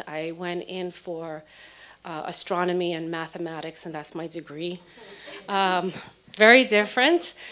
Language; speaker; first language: English; early bilingual, other home language; Spanish